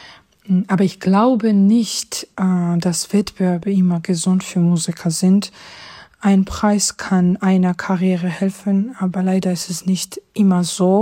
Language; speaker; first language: German; non-native, fluent; Georgian